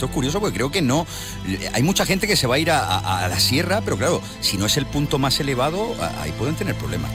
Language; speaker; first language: Spanish; native; Spanish